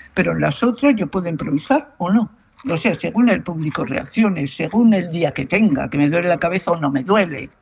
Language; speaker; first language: Spanish; native; Spanish